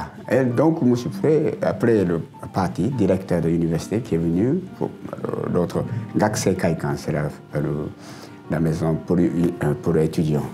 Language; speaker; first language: French; non-native, learner; Japanese